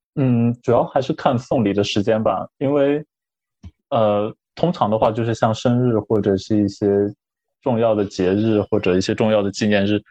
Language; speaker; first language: Chinese; native; Chinese